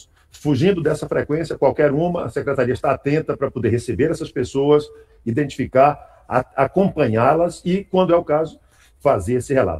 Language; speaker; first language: Portuguese; native; Portuguese